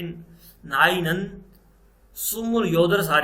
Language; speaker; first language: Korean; non-native, learner; Urdu